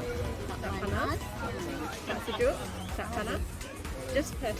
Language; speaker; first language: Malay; early bilingual, heritage; Malay